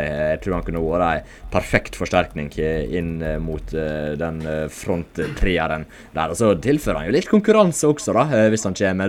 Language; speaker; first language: Norwegian; native; Norwegian